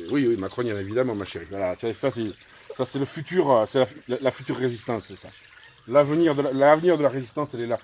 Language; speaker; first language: French; native; French